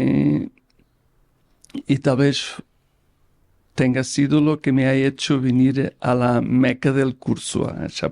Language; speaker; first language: Spanish; non-native, learner; Portuguese